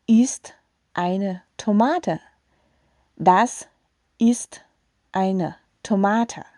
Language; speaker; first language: German; non-native, fluent; Thai